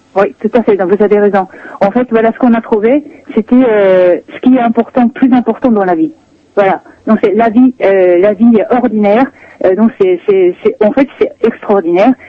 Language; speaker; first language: French; non-native, fluent; Japanese